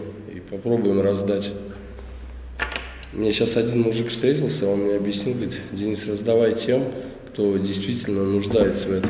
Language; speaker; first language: Russian; native; Russian